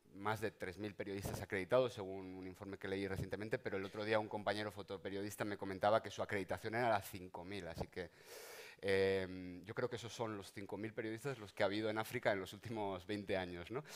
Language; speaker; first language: Spanish; native; Spanish